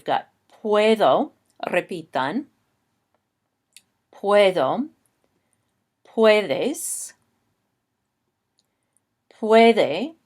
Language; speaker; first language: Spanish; non-native, fluent; English